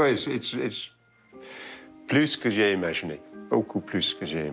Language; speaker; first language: French; non-native, learner; English